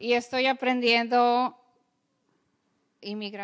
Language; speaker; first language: Spanish; early bilingual, heritage; English